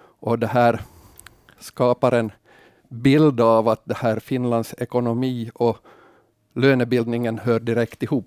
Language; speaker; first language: Swedish; native; Swedish